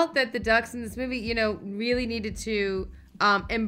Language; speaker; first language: English; native; English